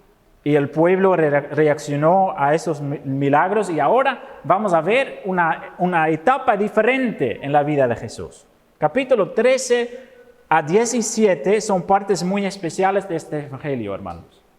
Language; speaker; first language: Spanish; non-native, fluent; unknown